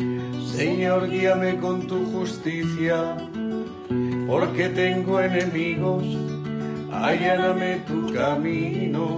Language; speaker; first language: Spanish; native; Spanish